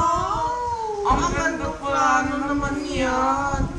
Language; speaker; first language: Filipino; native; Filipino